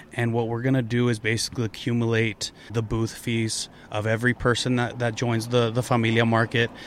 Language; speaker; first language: English; early bilingual, other home language; Spanish